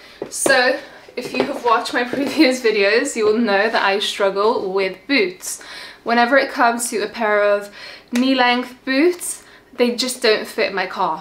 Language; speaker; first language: English; native; English